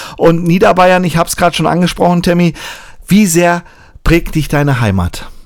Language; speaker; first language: German; native; German